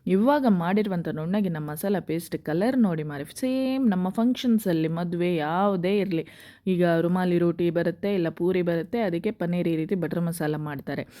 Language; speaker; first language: Kannada; non-native, local second language; Konkani